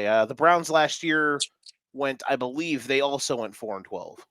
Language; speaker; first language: English; native; English